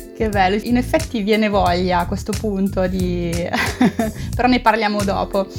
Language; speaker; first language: Italian; non-native, fluent; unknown